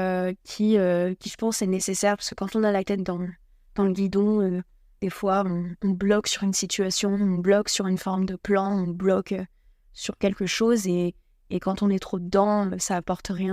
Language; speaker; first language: French; native; French